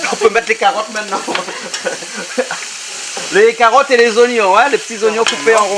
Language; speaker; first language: French; native; French